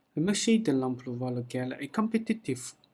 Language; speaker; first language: French; non-native, learner; Chinese